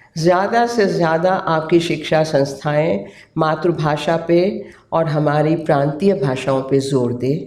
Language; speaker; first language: Hindi; non-native, local second language; Gujarati